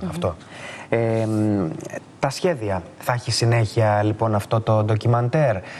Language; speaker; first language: Greek; native; Greek